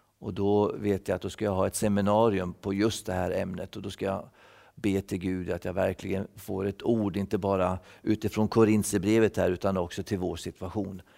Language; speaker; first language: Swedish; native; Swedish